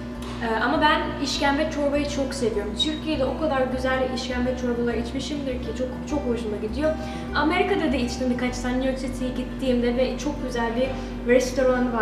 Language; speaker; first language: Turkish; early bilingual, heritage; Turkish